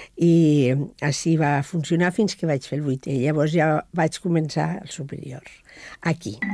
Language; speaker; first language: Catalan; non-native, local second language; Spanish